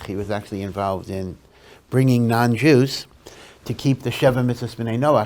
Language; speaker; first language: English; native; English